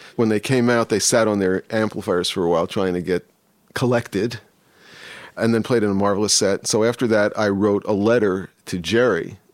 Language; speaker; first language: English; native; English